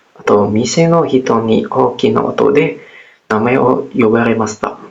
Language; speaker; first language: Japanese; non-native, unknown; Indonesian